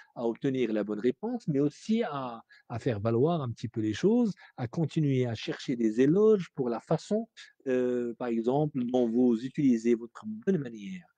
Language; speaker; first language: French; non-native, local second language; Arabic